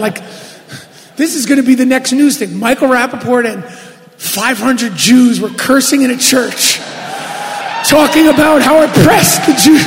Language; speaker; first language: English; native; English